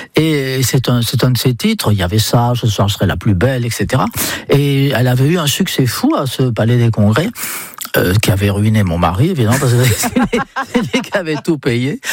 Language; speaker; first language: French; non-native, fluent; English